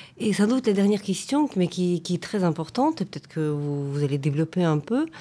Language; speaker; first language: French; non-native, fluent; Ukrainian